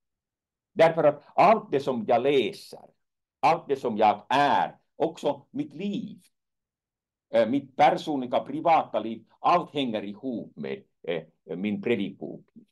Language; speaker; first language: Swedish; non-native, fluent; Finnish